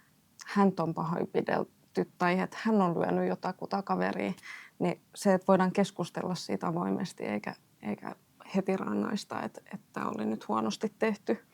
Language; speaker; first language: Finnish; native; Finnish